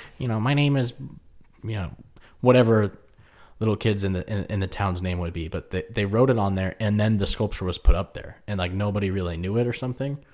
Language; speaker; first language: English; native; English